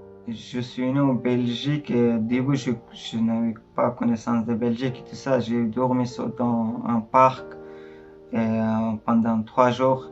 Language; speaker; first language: French; non-native, learner; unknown